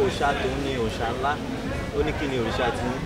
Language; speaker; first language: Portuguese; non-native, learner; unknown